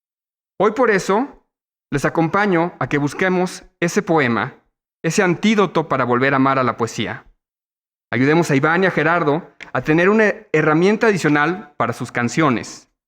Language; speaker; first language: Spanish; native; Spanish